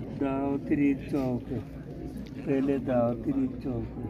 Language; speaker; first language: Hindi; native; Hindi